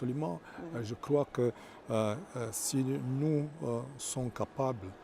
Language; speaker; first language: French; non-native, fluent; Czech